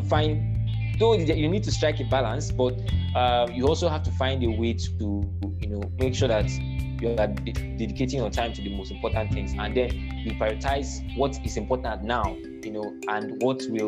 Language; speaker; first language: English; non-native, local second language; Igbo